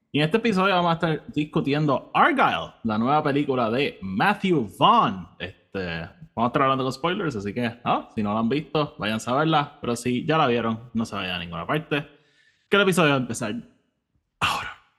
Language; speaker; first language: Spanish; native; Spanish